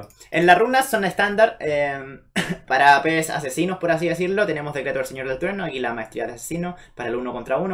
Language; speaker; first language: Spanish; native; Spanish